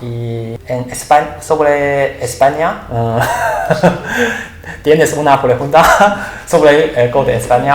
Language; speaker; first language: Spanish; non-native, learner; Chinese